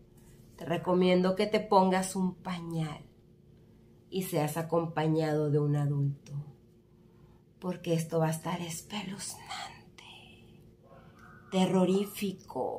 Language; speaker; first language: Spanish; native; Spanish